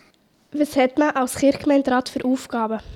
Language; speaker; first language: German; native; German